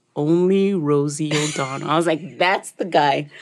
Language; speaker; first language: English; non-native, local second language; Shona